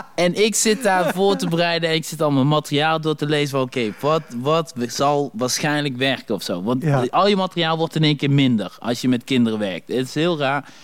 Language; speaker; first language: Dutch; native; Dutch